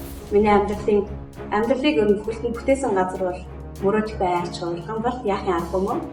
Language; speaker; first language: Mongolian; native; Mongolian